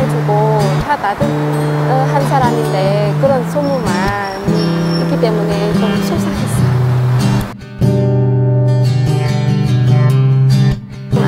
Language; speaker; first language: Korean; non-native, learner; Vietnamese